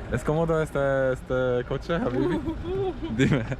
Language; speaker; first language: Spanish; non-native, learner; Polish